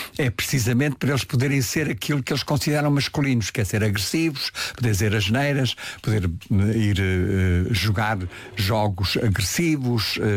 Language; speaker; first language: Portuguese; native; Portuguese